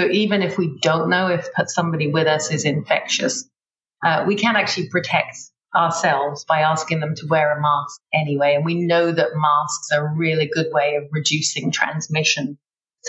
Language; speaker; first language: English; native; English